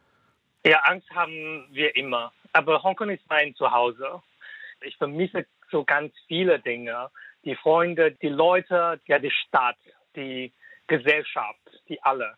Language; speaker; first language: German; non-native, fluent; Cantonese